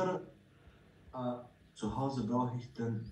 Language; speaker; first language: German; non-native, learner; Croatian